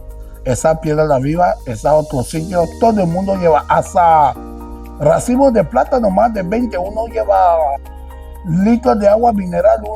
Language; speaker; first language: Spanish; non-native, local second language; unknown